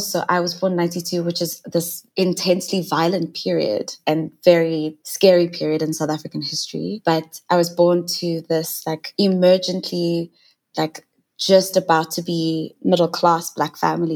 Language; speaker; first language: English; non-native, local second language; Southern Sotho